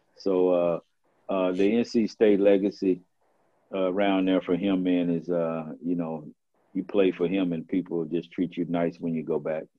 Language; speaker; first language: English; native; English